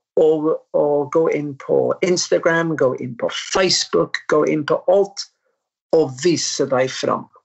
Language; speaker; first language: Norwegian; non-native, fluent; English